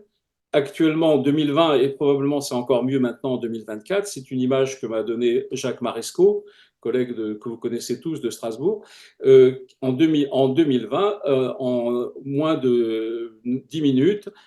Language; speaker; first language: French; native; French